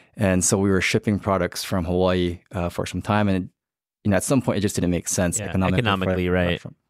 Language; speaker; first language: English; native; English